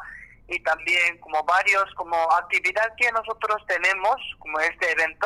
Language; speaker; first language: Spanish; non-native, learner; Korean